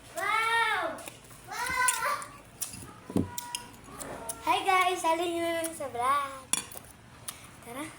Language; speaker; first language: Filipino; non-native, local second language; Cebuano